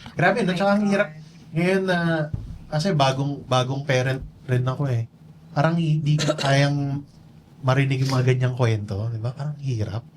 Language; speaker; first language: Filipino; native; Filipino